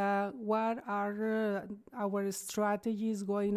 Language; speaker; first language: English; non-native, learner; Spanish